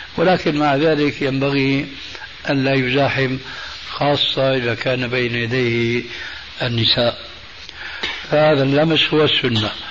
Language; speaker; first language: Arabic; early bilingual, other home language; Albanian